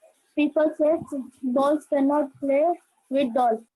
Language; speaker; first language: English; non-native, learner; Hindi